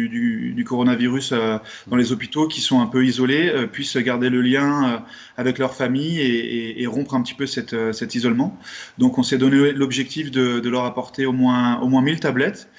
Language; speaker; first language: French; native; French